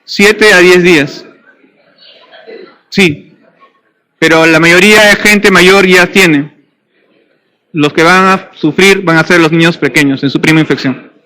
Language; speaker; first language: Spanish; native; Spanish